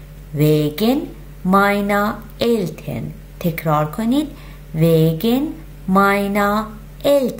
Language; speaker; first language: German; non-native, fluent; Persian